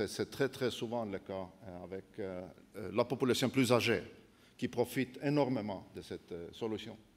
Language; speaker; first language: French; non-native, fluent; Estonian